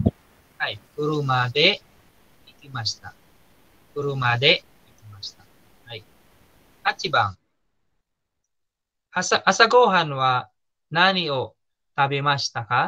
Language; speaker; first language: Japanese; non-native, fluent; Filipino